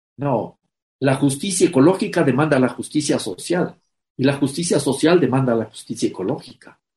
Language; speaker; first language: Spanish; native; Spanish